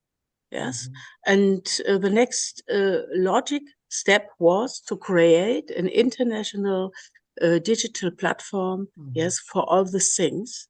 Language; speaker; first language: English; non-native, learner; German